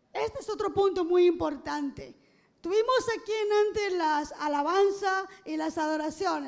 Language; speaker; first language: Spanish; native; Spanish